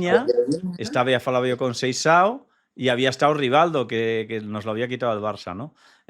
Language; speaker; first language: Spanish; native; Spanish